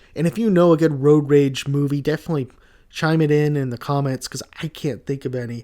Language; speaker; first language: English; native; English